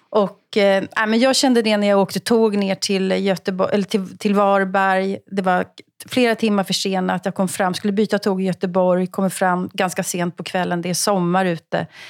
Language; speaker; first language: Swedish; native; Swedish